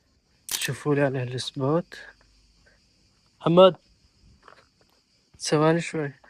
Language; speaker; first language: Arabic; native; Arabic